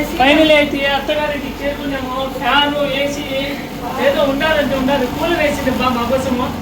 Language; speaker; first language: Telugu; non-native, local second language; Urdu